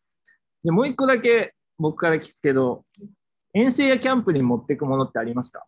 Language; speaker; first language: Japanese; native; Japanese